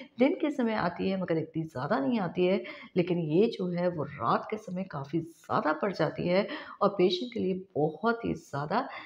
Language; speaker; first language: Hindi; non-native, local second language; Marathi